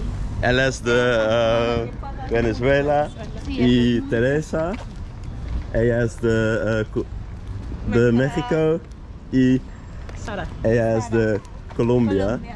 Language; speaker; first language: Spanish; non-native, learner; Dutch